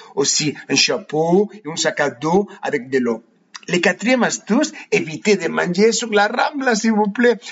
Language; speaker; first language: French; non-native, fluent; Spanish